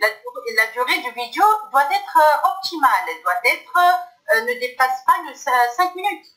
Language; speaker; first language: French; non-native, local second language; Arabic